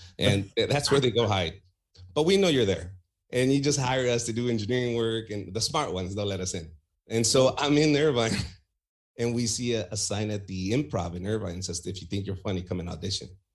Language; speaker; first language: English; early bilingual, other home language; Spanish